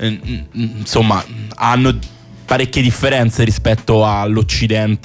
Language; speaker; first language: Italian; native; Italian